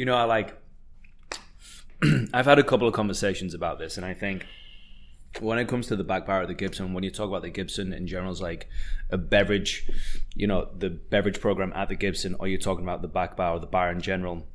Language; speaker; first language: English; native; English